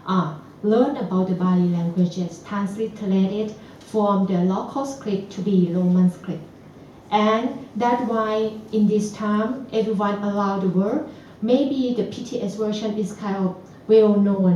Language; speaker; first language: English; non-native, fluent; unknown